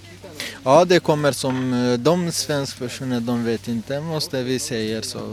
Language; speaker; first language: Swedish; non-native, learner; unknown